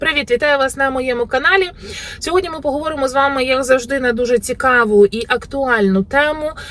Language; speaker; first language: Ukrainian; native; Ukrainian